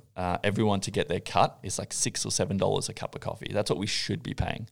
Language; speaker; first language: English; native; English